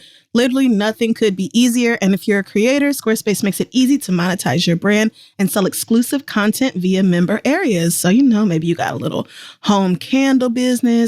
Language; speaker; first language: English; native; English